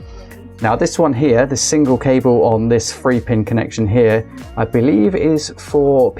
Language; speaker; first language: English; native; English